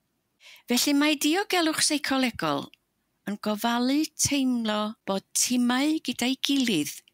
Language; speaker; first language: Welsh; native; Welsh